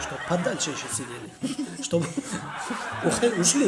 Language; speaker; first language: Russian; non-native, local second language; Tajik